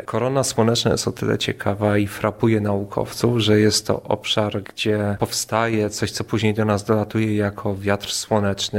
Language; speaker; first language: Polish; native; Polish